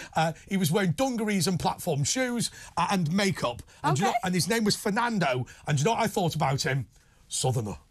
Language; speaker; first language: English; native; English